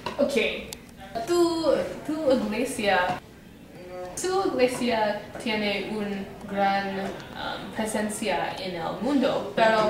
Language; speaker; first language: Spanish; non-native, learner; English